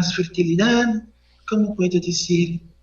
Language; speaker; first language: Spanish; non-native, learner; Portuguese